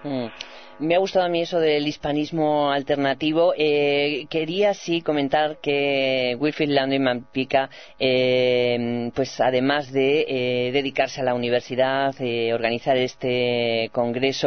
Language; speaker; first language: Spanish; native; Spanish